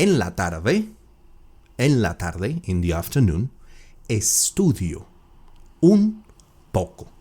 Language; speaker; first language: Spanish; non-native, fluent; English